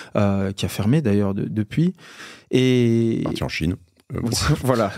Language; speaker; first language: French; native; French